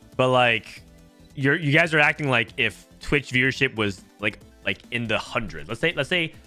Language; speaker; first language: English; native; English